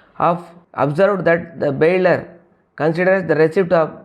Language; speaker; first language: English; non-native, local second language; Tamil